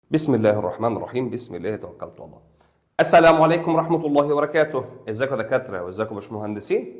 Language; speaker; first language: Arabic; native; Arabic